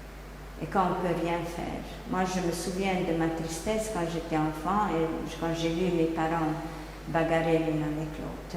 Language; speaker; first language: French; non-native, fluent; Hungarian